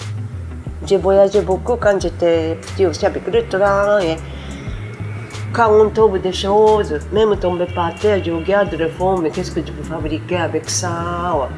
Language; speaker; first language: French; non-native, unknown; Japanese